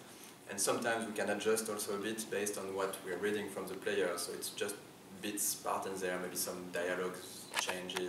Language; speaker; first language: English; non-native, fluent; French